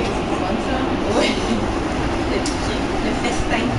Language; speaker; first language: French; native; French